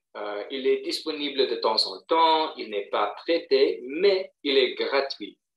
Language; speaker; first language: French; non-native, fluent; English